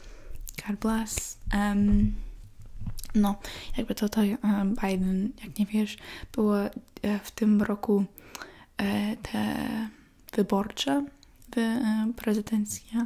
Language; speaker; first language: Polish; early bilingual, heritage; English